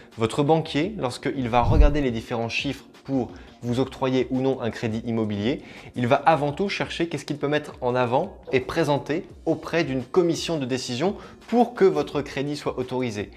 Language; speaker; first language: French; native; French